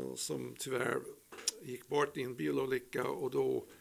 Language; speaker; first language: Swedish; non-native, fluent; English